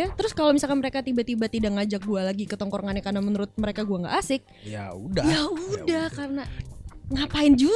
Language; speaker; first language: Indonesian; native; Indonesian